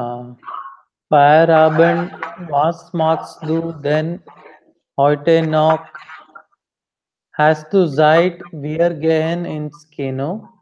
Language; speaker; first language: German; non-native, learner; Hindi